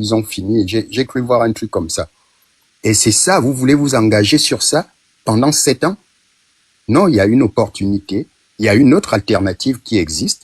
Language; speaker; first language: French; non-native, local second language; Fang